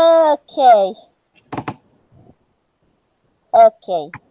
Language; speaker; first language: English; non-native, learner; Spanish